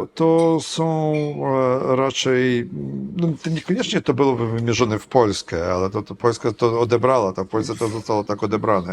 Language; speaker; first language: Polish; non-native, fluent; Ukrainian